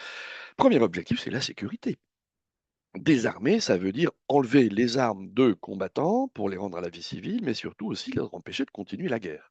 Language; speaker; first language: French; native; French